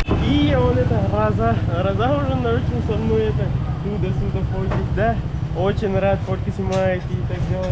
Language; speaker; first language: Russian; non-native, learner; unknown